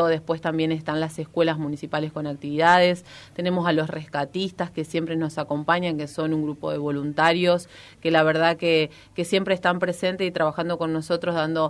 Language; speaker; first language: Spanish; native; Spanish